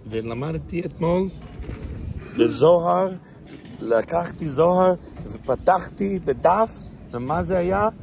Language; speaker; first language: Hebrew; non-native, learner; English